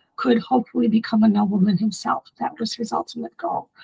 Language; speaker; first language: English; early bilingual, other home language; Italian